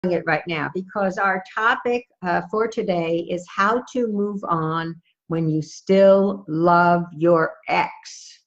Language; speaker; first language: English; native; English